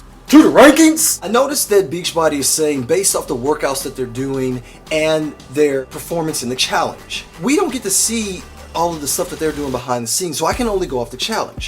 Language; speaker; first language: English; native; English